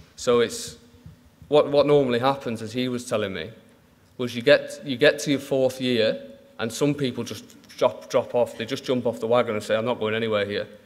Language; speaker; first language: English; native; English